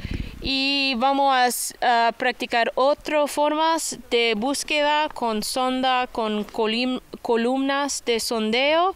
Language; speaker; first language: Spanish; non-native, fluent; English